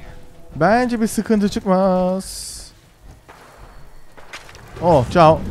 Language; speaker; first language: Turkish; early bilingual, heritage; Turkish